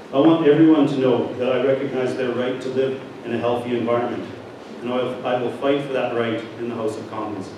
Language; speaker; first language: English; native; English